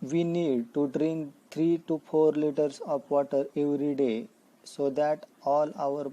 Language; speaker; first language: English; non-native, local second language; Marathi